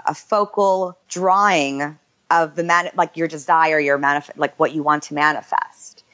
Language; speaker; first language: English; native; English